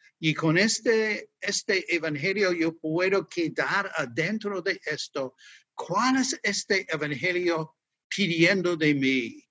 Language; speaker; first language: Spanish; non-native, fluent; English